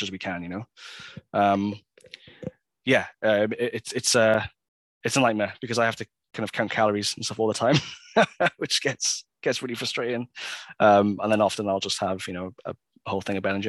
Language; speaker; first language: English; native; English